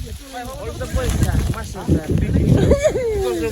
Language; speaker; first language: English; non-native, local second language; Fijian